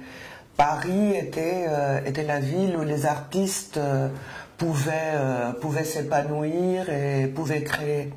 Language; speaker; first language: French; non-native, fluent; Spanish